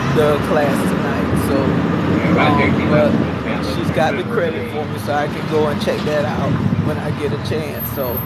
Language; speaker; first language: English; native; English